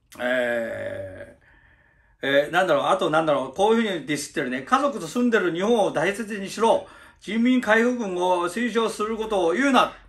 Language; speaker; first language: Japanese; early bilingual, other home language; Chinese